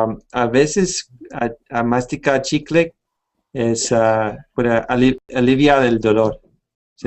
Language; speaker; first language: Spanish; non-native, fluent; English